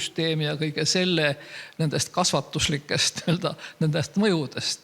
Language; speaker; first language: Estonian; native; Estonian